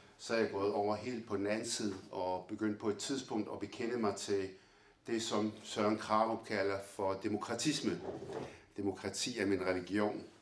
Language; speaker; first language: Danish; early bilingual, other home language; Arabic